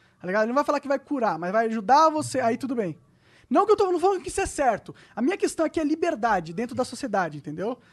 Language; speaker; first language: Portuguese; native; Portuguese